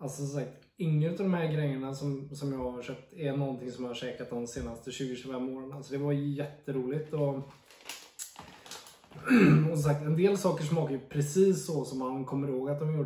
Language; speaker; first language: Swedish; native; Swedish